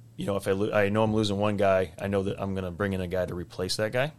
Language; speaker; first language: English; native; English